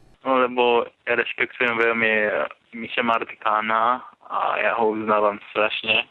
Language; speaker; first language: Slovak; non-native, fluent; Japanese